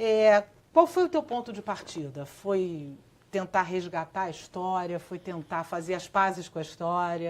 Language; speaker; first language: Portuguese; native; Portuguese